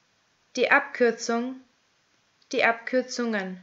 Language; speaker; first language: German; native; German